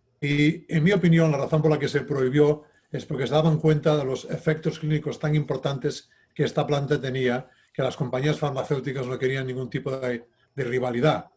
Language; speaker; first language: Spanish; native; Spanish